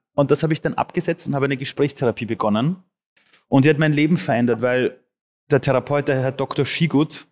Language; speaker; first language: German; early bilingual, other home language; Persian